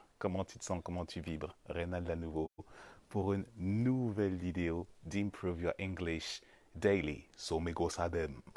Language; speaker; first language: French; native; French